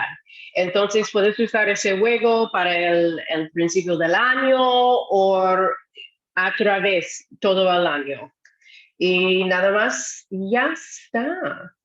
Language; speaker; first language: Spanish; non-native, fluent; English